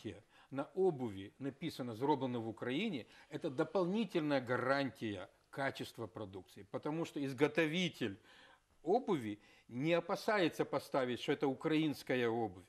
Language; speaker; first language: Russian; native; Russian